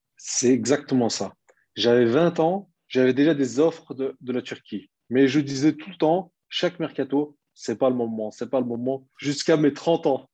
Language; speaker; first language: French; early bilingual, other home language; Turkish